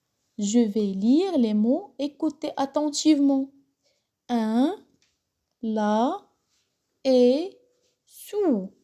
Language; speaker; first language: French; non-native, local second language; Arabic